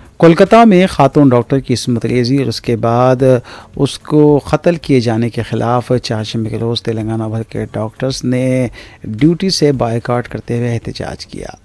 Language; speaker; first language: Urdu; native; Urdu